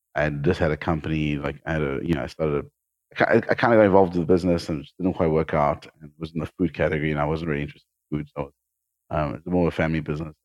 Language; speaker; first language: English; native; English